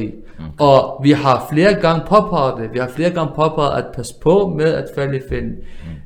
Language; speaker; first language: Danish; early bilingual, other home language; Arabic